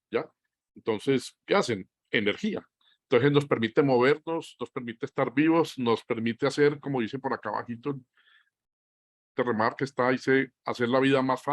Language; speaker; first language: Spanish; native; Spanish